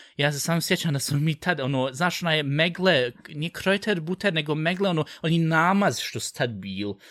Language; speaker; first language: Bosnian; early bilingual, heritage; Bosnian